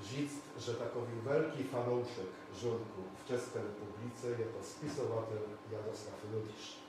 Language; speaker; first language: Czech; non-native, fluent; Polish